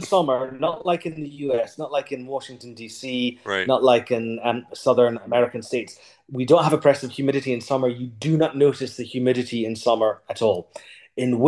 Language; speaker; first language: English; native; English